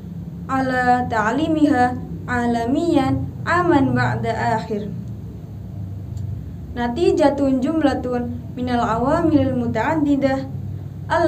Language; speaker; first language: Arabic; non-native, learner; Indonesian